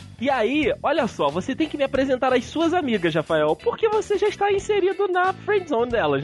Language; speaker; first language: Portuguese; native; Portuguese